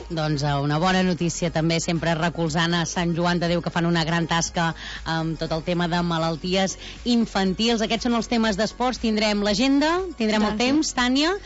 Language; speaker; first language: Catalan; native; Catalan